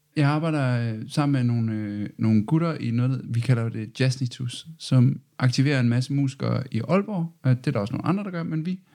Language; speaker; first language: Danish; native; Danish